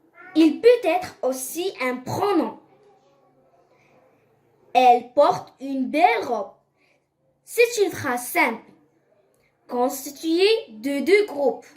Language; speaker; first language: French; non-native, local second language; Arabic